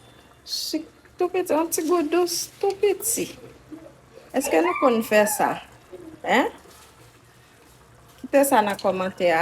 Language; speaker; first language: French; non-native, local second language; Haitian Creole